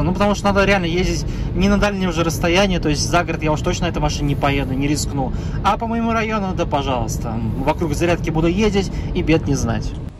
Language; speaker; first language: Russian; native; Russian